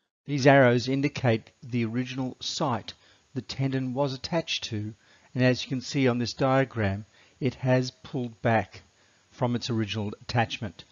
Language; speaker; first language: English; native; English